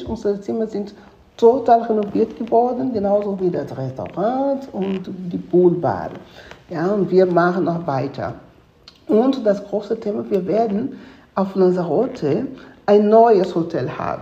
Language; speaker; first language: German; non-native, fluent; Spanish